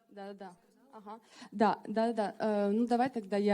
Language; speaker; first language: Russian; non-native, fluent; French